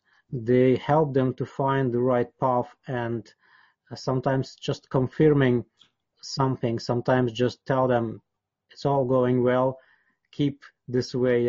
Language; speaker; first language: English; non-native, fluent; Russian